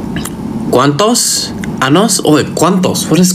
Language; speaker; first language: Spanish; non-native, learner; Thai